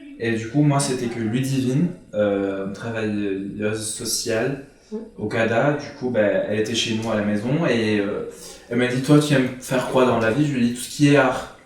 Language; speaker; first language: French; non-native, local second language; Arabic